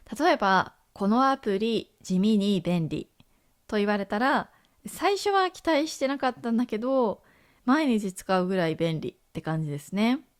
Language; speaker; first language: Japanese; native; Japanese